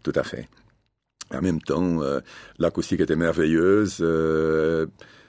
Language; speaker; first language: French; non-native, fluent; Romanian